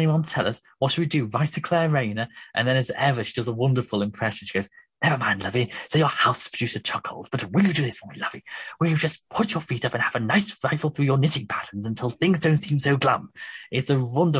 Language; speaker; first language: English; native; English